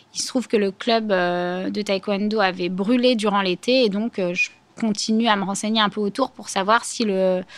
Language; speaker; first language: French; native; French